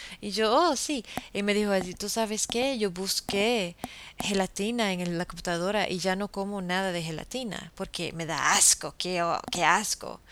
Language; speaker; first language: Spanish; non-native, fluent; English